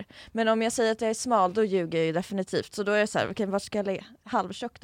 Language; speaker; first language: Swedish; native; Swedish